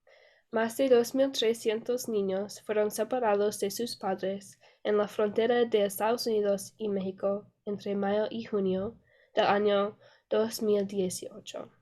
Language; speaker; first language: Spanish; non-native, learner; English